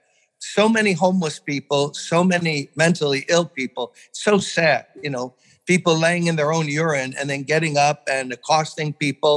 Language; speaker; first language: English; native; English